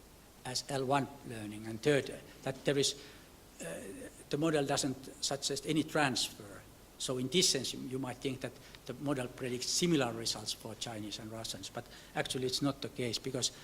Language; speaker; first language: English; non-native, fluent; Finnish